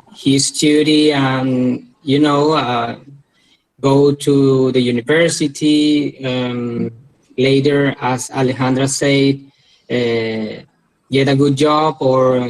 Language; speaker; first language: English; non-native, learner; Spanish